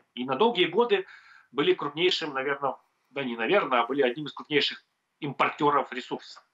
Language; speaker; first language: Russian; native; Russian